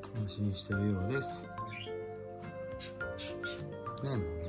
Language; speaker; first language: Japanese; native; Japanese